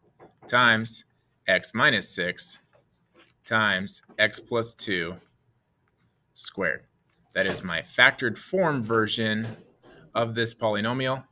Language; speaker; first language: English; native; English